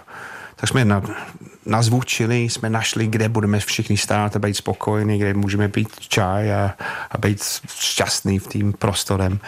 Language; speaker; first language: Czech; non-native, fluent; English